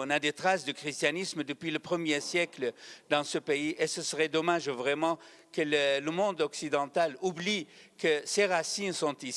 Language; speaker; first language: French; non-native, fluent; Arabic